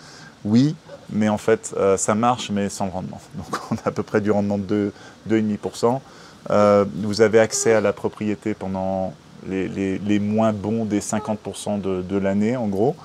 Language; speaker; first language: French; native; French